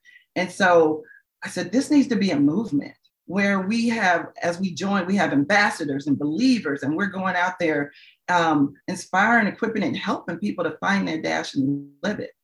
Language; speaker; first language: English; native; English